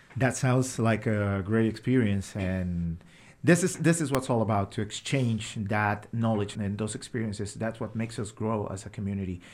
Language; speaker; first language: English; non-native, fluent; Spanish